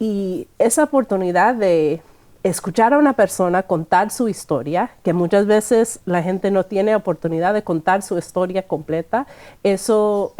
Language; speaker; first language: Spanish; early bilingual, heritage; Spanish